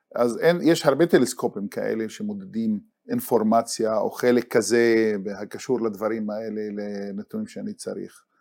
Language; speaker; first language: Hebrew; non-native, local second language; Arabic